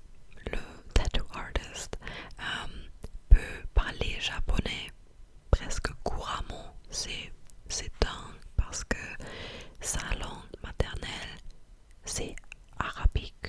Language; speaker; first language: French; non-native, fluent; German